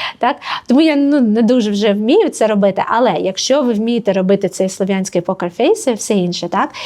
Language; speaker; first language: Ukrainian; native; Ukrainian